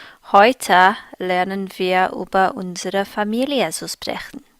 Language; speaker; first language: German; non-native, fluent; English